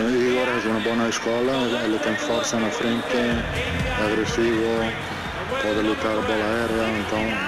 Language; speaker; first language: Portuguese; non-native, fluent; Italian